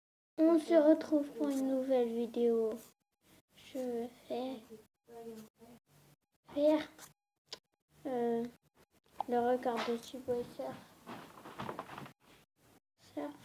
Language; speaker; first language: French; native; French